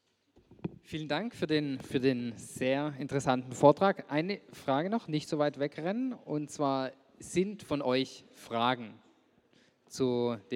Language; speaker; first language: German; native; German